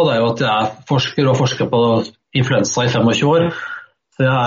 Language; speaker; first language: Norwegian; native; Norwegian